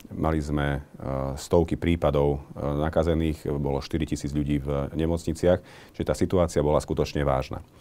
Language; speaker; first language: Slovak; non-native, local second language; Hungarian